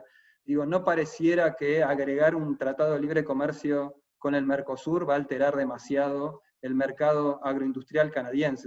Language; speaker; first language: Spanish; native; Spanish